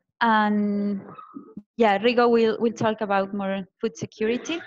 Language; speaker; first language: English; non-native, fluent; Spanish